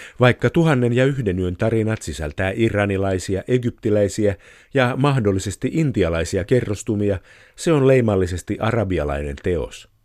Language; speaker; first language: Finnish; native; Finnish